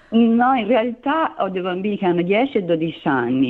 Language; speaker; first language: Italian; native; Italian